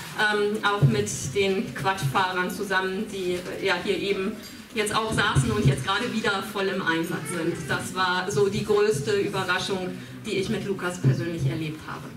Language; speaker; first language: German; native; German